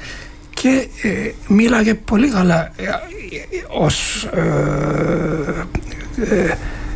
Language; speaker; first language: Greek; non-native, fluent; Turkish